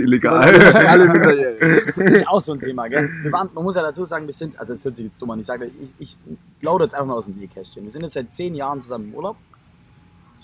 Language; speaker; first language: German; native; German